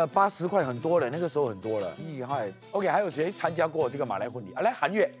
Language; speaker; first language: Chinese; native; Chinese